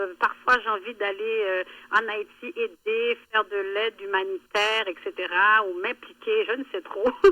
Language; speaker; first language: French; early bilingual, other home language; Haitian Creole